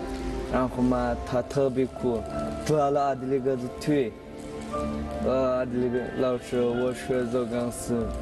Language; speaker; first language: Chinese; non-native, local second language; Uyghur